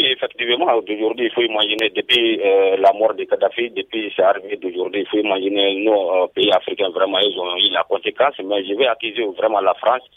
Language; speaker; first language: French; non-native, local second language; Bambara